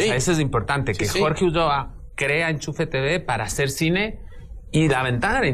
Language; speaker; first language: Spanish; native; Spanish